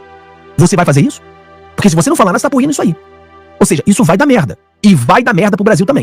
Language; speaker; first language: Portuguese; native; Portuguese